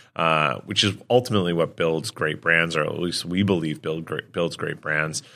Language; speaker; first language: English; native; English